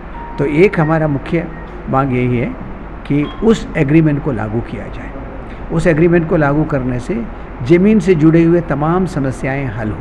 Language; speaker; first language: Hindi; native; Hindi